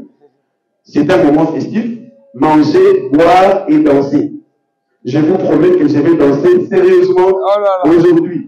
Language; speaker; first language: French; non-native, local second language; Lingala